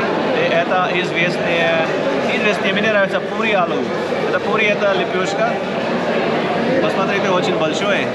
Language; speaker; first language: Russian; non-native, learner; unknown